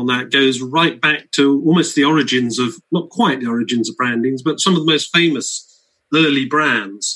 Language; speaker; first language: English; native; English